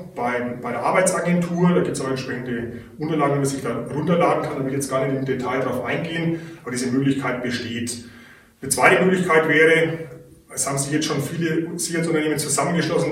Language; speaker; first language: German; native; German